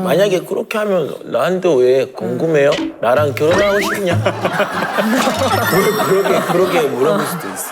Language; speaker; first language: Korean; non-native, fluent; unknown